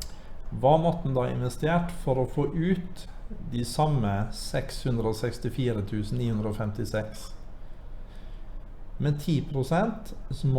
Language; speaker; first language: Norwegian; native; Norwegian